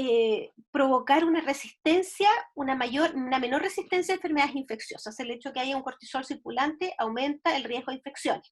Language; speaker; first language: Spanish; native; Spanish